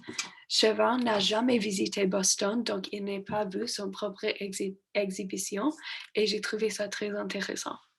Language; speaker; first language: French; non-native, learner; English